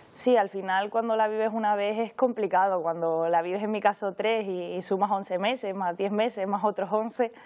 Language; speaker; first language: Spanish; native; Spanish